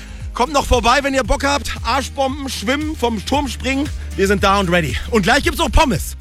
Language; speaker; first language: German; native; German